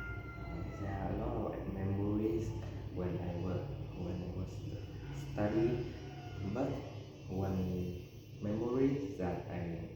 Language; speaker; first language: English; non-native, learner; Vietnamese